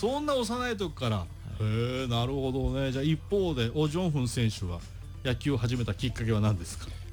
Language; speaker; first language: Japanese; native; Japanese